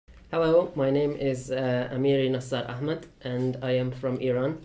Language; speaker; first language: English; non-native, fluent; Persian